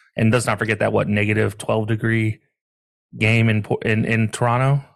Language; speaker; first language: English; native; English